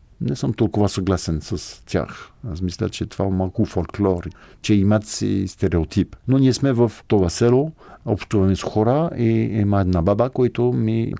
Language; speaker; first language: Bulgarian; non-native, fluent; French